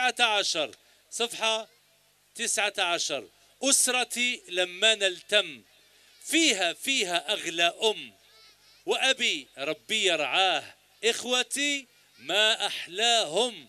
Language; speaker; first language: Arabic; native; Arabic